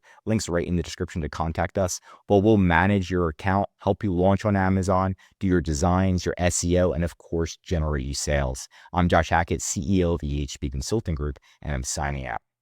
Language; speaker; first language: English; native; English